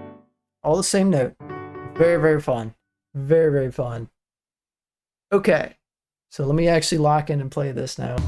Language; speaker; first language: English; native; English